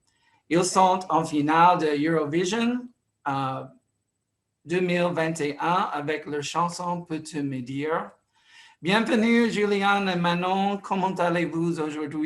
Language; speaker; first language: French; non-native, fluent; English